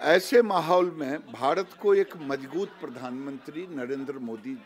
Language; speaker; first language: Hindi; native; Hindi